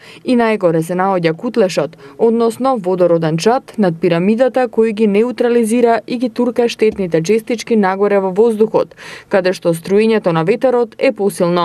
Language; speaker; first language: Macedonian; native; Macedonian